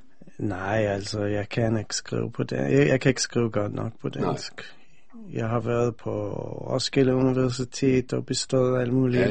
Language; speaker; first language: Danish; non-native, fluent; English